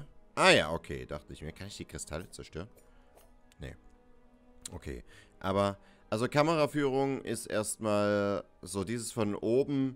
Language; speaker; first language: German; native; German